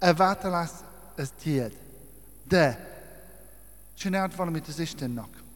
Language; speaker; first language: Hungarian; non-native, learner; English